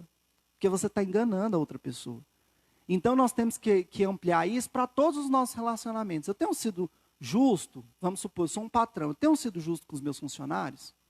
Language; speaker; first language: Portuguese; native; Portuguese